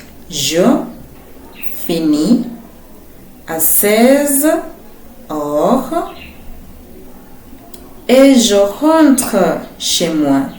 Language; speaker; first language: French; non-native, fluent; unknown